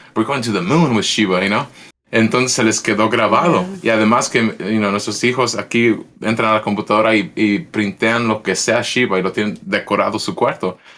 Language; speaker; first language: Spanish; early bilingual, heritage; Spanish